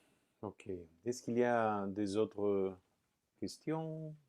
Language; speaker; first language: French; non-native, fluent; Spanish